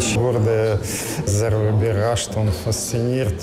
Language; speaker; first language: German; non-native, learner; Russian